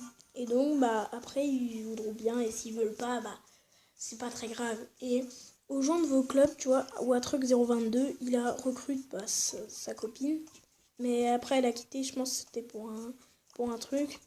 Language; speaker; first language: French; native; French